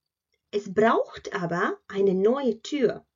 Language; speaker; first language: German; non-native, fluent; Latvian